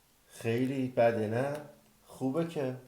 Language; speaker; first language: Persian; native; Persian